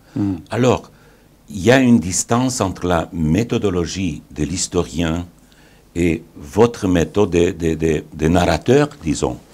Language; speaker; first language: French; non-native, fluent; Romanian